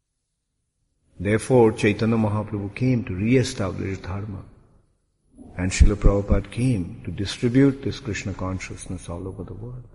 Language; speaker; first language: English; non-native, local second language; Bangla